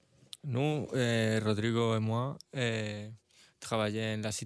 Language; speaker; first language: French; non-native, learner; Spanish